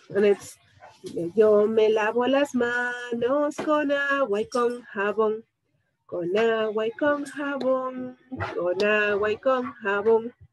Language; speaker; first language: Spanish; native; Spanish